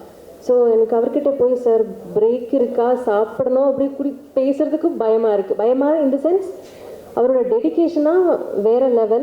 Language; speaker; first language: Tamil; non-native, learner; Malayalam